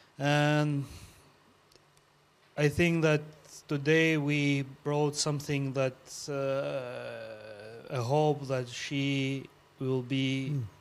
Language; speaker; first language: English; non-native, learner; Albanian